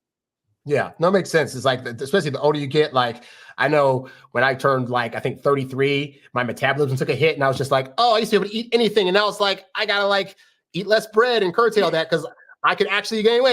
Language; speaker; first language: English; native; English